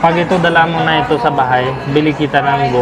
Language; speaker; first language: Filipino; non-native, learner; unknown